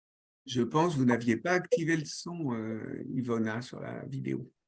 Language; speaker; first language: French; native; French